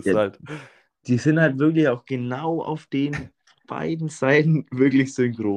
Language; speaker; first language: German; native; German